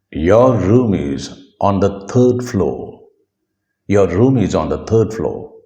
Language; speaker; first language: English; non-native, local second language; Malayalam